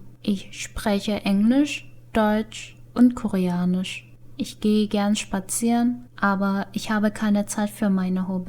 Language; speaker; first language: German; non-native, fluent; Korean